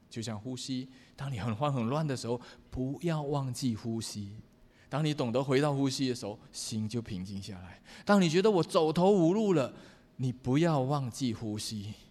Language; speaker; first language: Chinese; native; Chinese